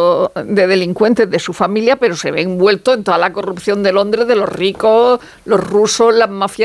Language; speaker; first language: Spanish; native; Spanish